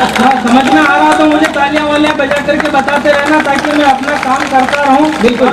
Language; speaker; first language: Hindi; native; Hindi